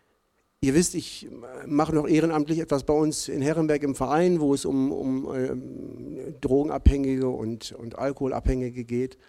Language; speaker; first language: German; native; German